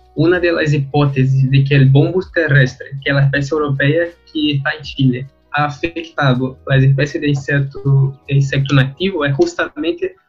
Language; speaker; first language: Spanish; non-native, learner; Portuguese